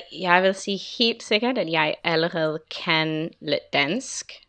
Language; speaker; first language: Danish; non-native, learner; English